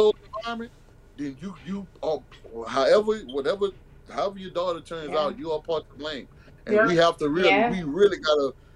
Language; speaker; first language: English; native; English